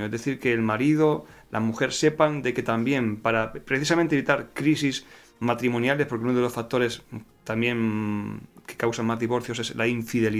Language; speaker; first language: Spanish; native; Spanish